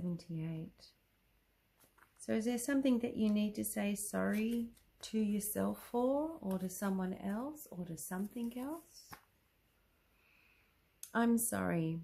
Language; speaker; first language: English; native; English